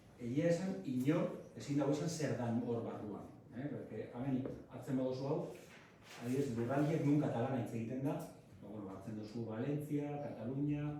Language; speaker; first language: Basque; non-native, fluent; Catalan